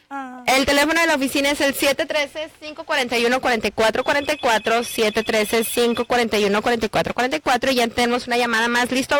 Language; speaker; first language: Spanish; native; Spanish